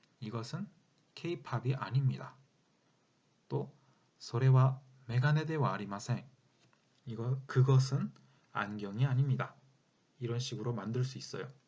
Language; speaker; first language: Korean; native; Korean